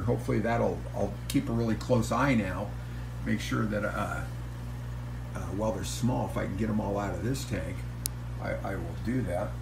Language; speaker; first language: English; native; English